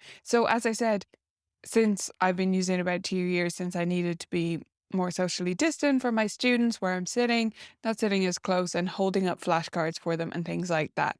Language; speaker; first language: English; native; English